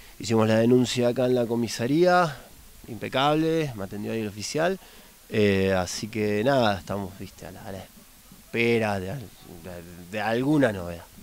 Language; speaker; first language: Spanish; native; Spanish